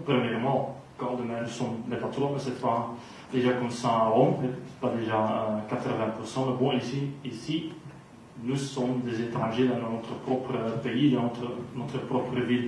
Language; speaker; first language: French; non-native, local second language; Dutch